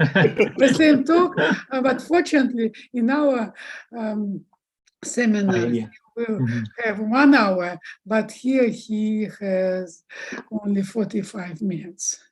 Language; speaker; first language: English; non-native, fluent; Russian